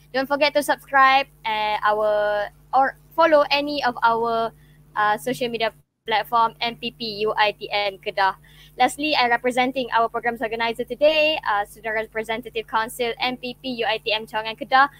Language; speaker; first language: English; non-native, local second language; Malay